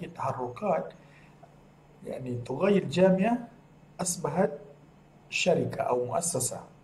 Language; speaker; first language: Arabic; non-native, fluent; Malay